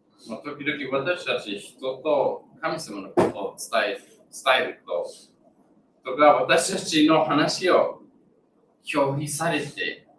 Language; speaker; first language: Japanese; non-native, fluent; English